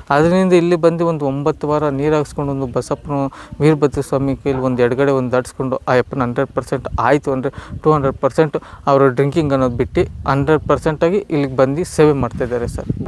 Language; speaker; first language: Kannada; native; Kannada